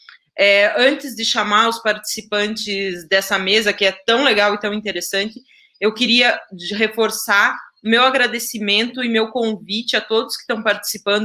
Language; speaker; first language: Portuguese; native; Portuguese